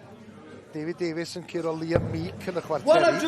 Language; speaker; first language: Welsh; native; Welsh